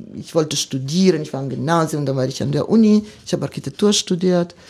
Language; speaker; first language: German; non-native, fluent; Italian